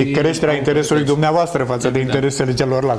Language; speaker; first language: Romanian; native; Romanian